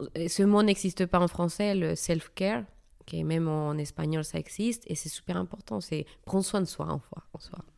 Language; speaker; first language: French; non-native, fluent; Spanish